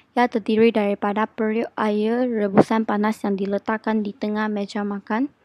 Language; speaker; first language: Malay; non-native, local second language; Chinese